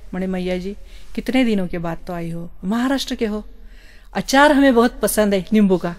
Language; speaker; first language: Hindi; non-native, local second language; Marathi